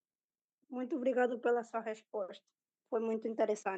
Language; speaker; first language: Portuguese; non-native, fluent; Spanish